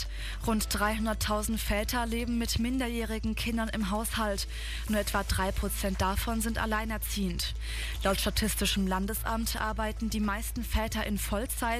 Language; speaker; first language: German; native; German